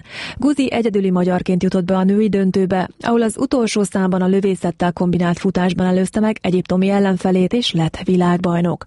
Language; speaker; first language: Hungarian; native; Hungarian